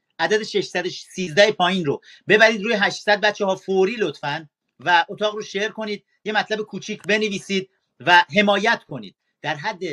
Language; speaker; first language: Persian; native; Persian